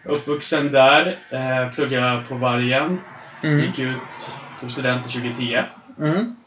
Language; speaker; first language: Swedish; native; Swedish